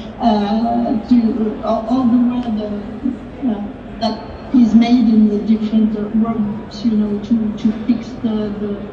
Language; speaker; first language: English; non-native, learner; French